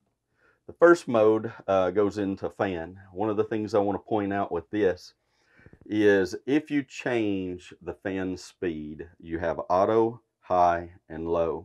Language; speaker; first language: English; native; English